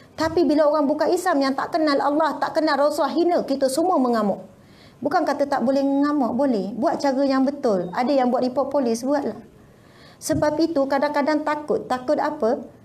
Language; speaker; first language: Malay; native; Malay